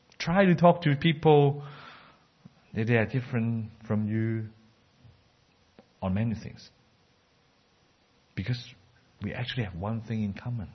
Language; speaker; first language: English; non-native, fluent; Cantonese